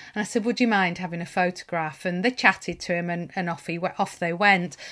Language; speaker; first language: English; native; English